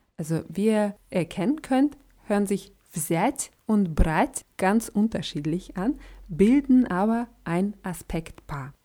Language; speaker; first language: German; non-native, fluent; Russian